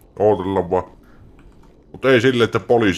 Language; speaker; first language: Finnish; native; Finnish